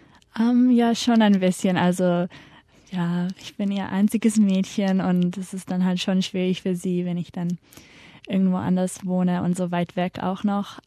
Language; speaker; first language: German; early bilingual, heritage; German